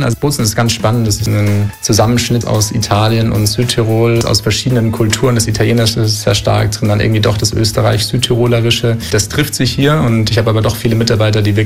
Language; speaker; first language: German; native; German